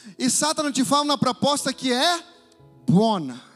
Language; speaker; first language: Italian; non-native, fluent; Portuguese